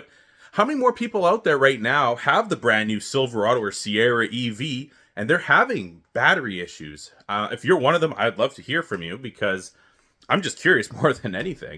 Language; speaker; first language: English; native; English